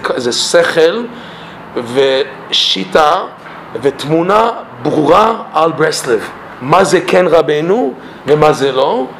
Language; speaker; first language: Hebrew; non-native, fluent; English